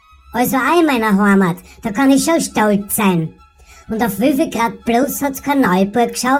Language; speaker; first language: German; native; German